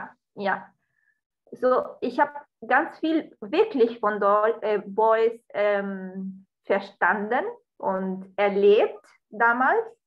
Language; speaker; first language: German; non-native, fluent; Spanish